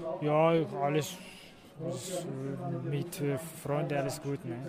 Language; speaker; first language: German; non-native, learner; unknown